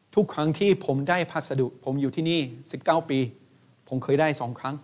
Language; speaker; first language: Thai; non-native, fluent; English